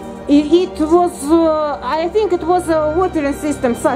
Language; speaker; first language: English; non-native, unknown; Russian